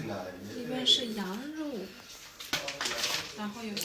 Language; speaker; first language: Chinese; non-native, fluent; Armenian